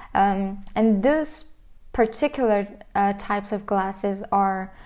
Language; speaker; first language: English; non-native, fluent; French